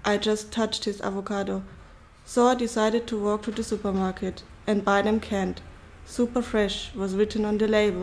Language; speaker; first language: English; non-native, fluent; German